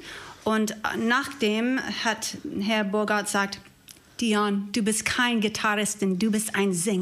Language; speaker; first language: German; non-native, learner; English